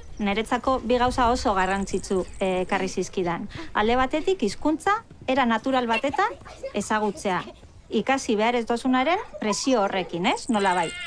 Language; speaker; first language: Basque; non-native, local second language; Spanish